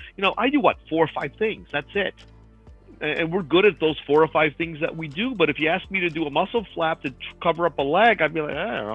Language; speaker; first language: English; native; English